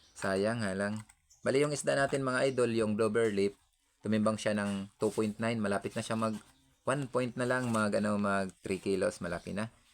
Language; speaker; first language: Filipino; non-native, local second language; Cebuano